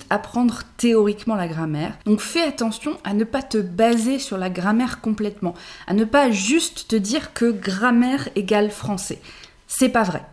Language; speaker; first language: French; native; French